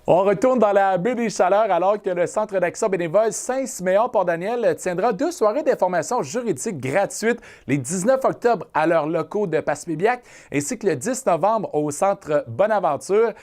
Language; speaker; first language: French; native; French